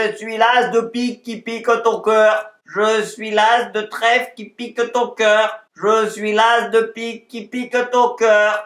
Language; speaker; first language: French; native; French